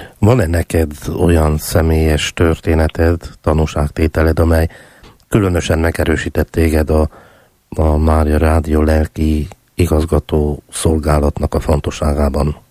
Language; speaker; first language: Hungarian; native; Hungarian